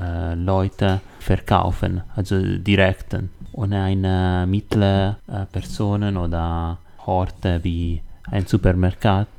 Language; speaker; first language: German; non-native, learner; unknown